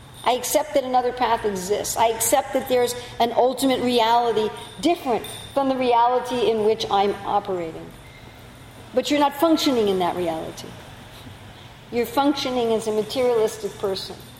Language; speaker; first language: English; native; English